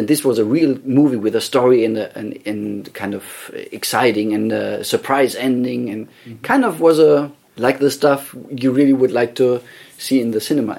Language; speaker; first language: English; non-native, fluent; German